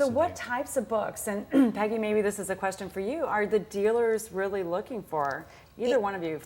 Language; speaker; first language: English; native; English